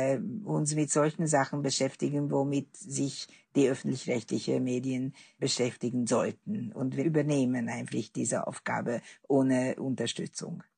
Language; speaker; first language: German; non-native, fluent; Hungarian